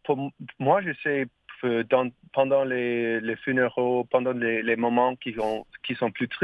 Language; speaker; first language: French; non-native, learner; English